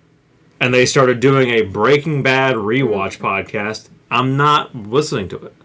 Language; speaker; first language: English; native; English